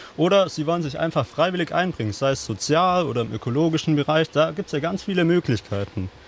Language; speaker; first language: German; native; German